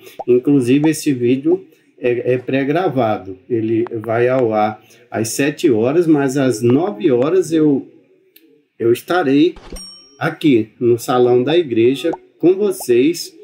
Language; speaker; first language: Portuguese; native; Portuguese